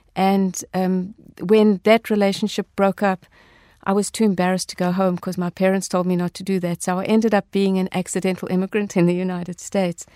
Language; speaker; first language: English; native; English